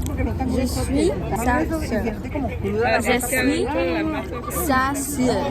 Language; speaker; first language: French; non-native, learner; Spanish